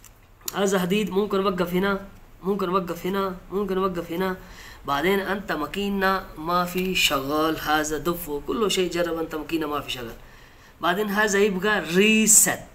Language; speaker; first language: Arabic; non-native, learner; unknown